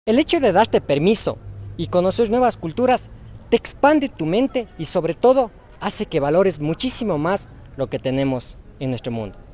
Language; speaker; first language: Spanish; native; Spanish